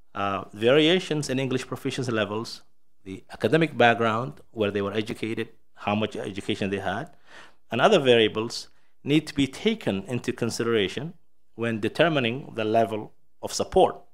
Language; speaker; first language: English; non-native, fluent; Somali